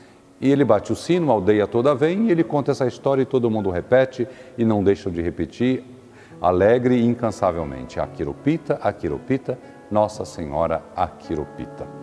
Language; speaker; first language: Portuguese; native; Portuguese